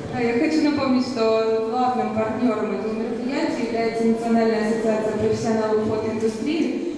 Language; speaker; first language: Russian; native; Russian